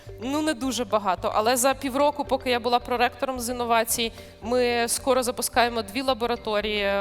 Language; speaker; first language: Ukrainian; native; Ukrainian